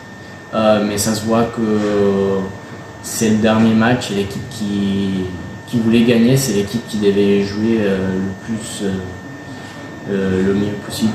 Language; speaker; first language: French; non-native, fluent; Spanish